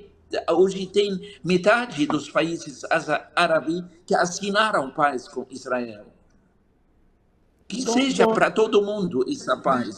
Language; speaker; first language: Portuguese; non-native, fluent; Arabic